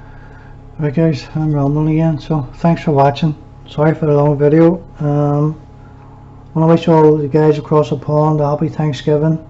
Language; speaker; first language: English; native; English